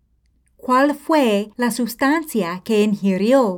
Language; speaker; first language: Spanish; non-native, fluent; English